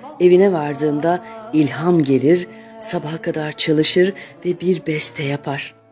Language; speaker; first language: Turkish; native; Turkish